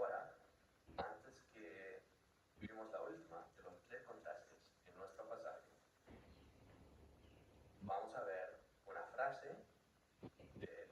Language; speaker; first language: Spanish; non-native, fluent; English